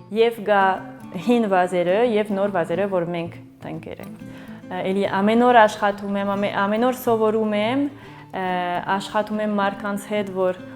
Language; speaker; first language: Armenian; early bilingual, heritage; Armenian